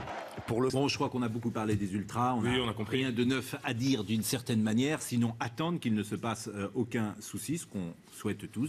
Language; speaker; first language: French; native; French